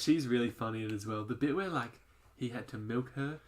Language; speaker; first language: English; native; English